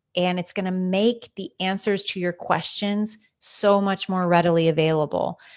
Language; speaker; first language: English; native; English